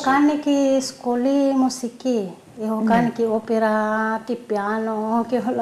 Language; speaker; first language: Greek; early bilingual, other home language; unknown